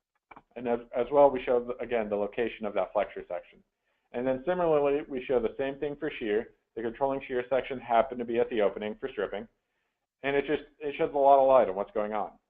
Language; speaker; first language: English; native; English